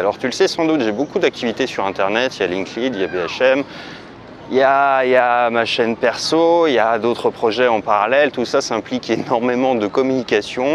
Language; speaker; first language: French; native; French